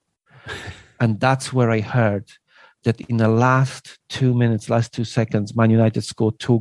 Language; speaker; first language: English; non-native, fluent; Polish